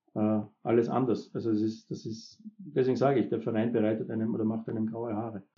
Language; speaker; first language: German; native; German